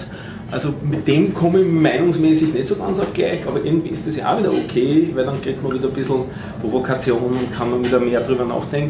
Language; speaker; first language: German; native; German